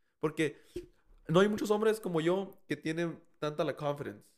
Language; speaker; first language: Spanish; early bilingual, heritage; Spanish